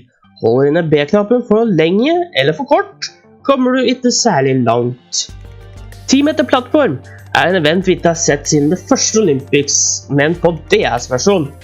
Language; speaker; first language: Norwegian; native; Norwegian